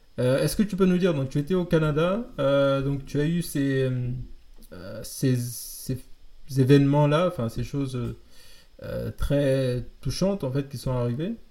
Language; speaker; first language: French; native; French